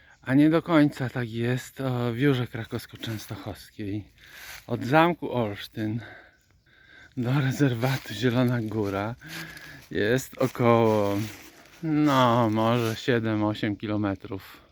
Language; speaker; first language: Polish; native; Polish